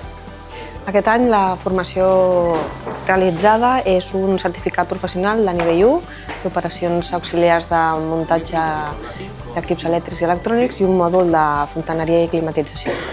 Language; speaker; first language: Catalan; native; Catalan